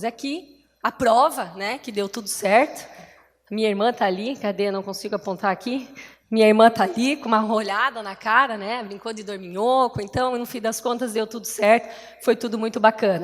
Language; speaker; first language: Portuguese; native; Portuguese